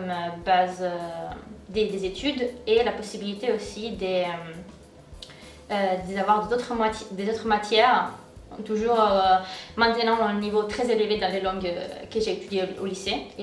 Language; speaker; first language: French; non-native, fluent; Italian